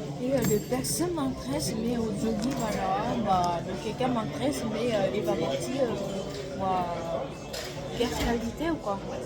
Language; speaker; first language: French; non-native, learner; Korean